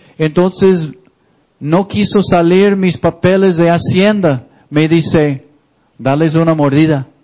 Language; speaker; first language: Spanish; non-native, fluent; English